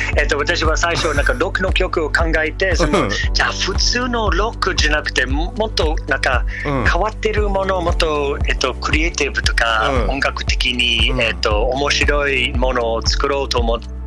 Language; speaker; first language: Japanese; non-native, learner; English